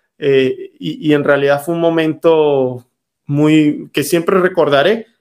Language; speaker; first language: Spanish; native; Spanish